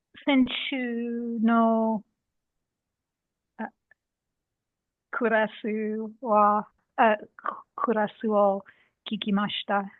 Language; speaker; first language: Japanese; non-native, learner; English